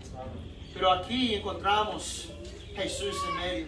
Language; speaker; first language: Spanish; non-native, fluent; English